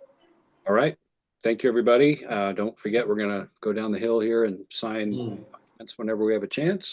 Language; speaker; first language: English; native; English